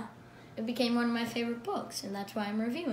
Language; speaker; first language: English; native; English